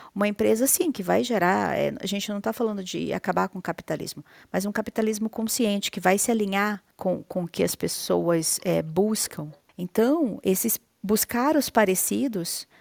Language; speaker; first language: Portuguese; native; Portuguese